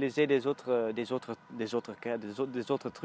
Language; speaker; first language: French; non-native, learner; Dutch